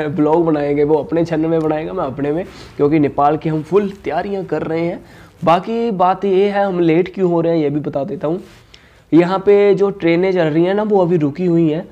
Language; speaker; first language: Hindi; native; Hindi